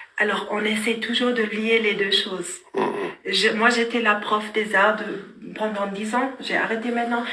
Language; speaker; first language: French; non-native, fluent; German